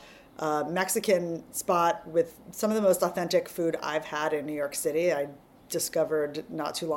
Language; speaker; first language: English; native; English